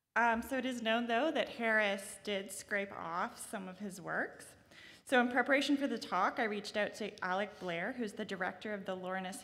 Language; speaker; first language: English; native; English